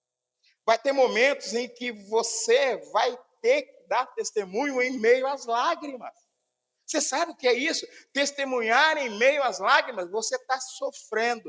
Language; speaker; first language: Portuguese; native; Portuguese